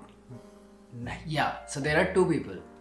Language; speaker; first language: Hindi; native; Hindi